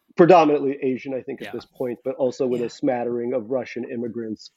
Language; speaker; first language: English; non-native, fluent; Russian